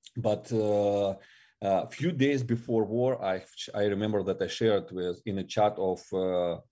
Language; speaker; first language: English; non-native, fluent; Russian